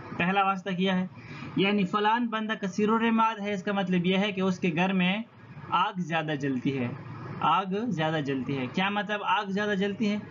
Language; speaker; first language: Urdu; non-native, local second language; Pashto